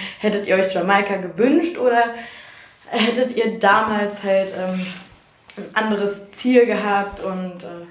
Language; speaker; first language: German; native; German